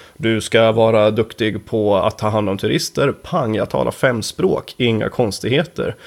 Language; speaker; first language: Swedish; native; Swedish